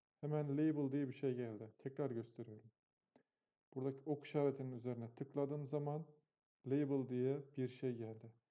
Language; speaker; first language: Turkish; native; Turkish